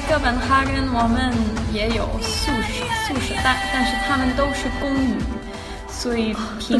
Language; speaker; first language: Chinese; non-native, learner; Danish